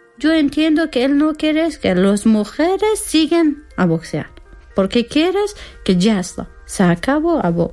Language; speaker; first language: Spanish; non-native, learner; Persian